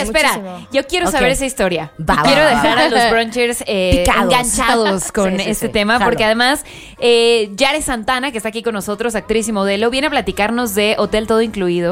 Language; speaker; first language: Spanish; native; Spanish